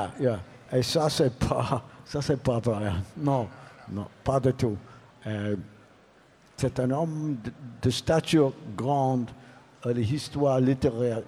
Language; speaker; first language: French; non-native, learner; English